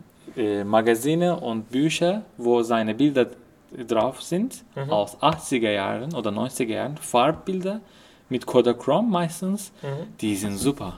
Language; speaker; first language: German; non-native, fluent; Turkish